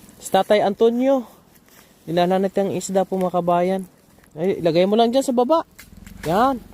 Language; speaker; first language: Filipino; non-native, local second language; Hiligaynon